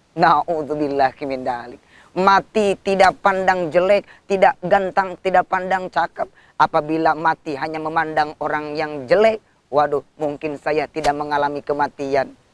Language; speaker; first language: Indonesian; non-native, local second language; Sundanese